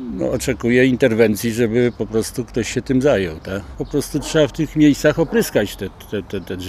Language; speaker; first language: Polish; native; Polish